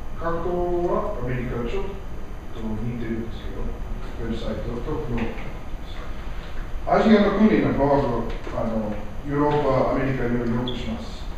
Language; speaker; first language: Japanese; non-native, learner; English